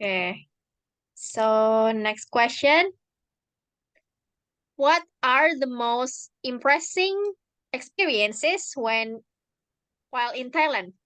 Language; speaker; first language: English; non-native, learner; Indonesian